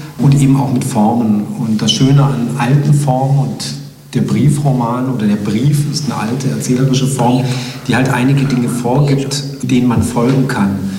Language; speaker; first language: German; early bilingual, other home language; Slovenian